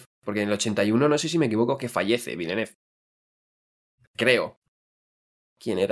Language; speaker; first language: Spanish; native; Spanish